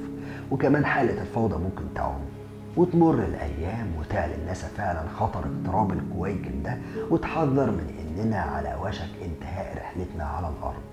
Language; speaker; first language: Arabic; native; Arabic